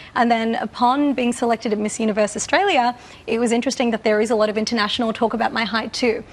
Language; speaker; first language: English; native; English